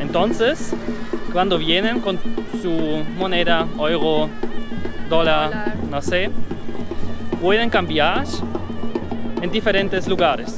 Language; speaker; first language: Spanish; non-native, learner; German